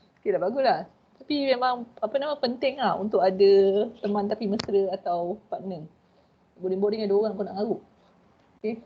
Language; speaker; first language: Malay; native; Malay